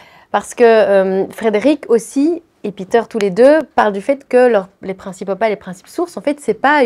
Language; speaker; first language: French; native; French